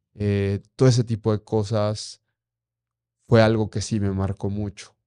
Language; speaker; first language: Spanish; native; Spanish